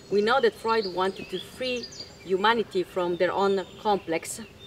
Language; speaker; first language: English; non-native, fluent; Italian